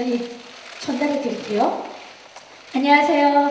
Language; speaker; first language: Korean; native; Korean